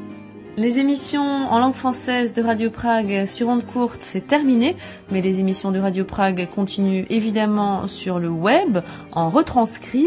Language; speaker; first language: French; native; French